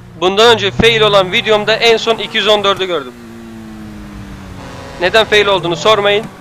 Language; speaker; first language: Turkish; native; Turkish